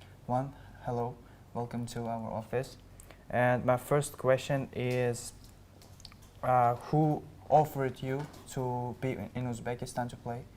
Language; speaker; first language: English; non-native, learner; Uzbek